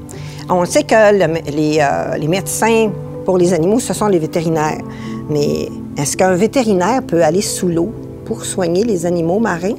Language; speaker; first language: French; native; French